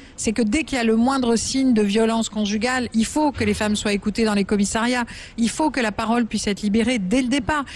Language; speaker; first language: French; native; French